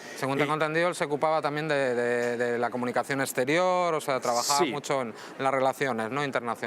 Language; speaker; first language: Spanish; native; Spanish